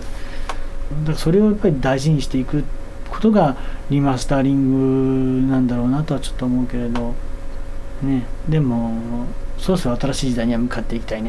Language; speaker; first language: Japanese; native; Japanese